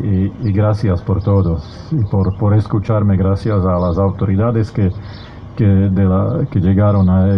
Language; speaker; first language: Spanish; non-native, fluent; Slovak